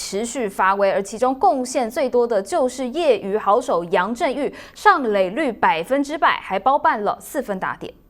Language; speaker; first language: Chinese; native; Chinese